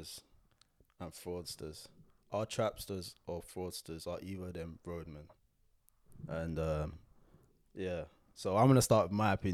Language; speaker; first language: English; native; English